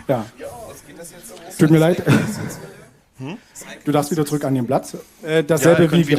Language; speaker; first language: German; native; German